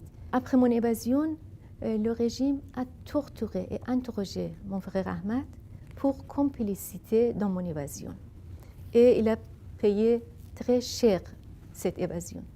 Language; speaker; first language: French; non-native, fluent; Persian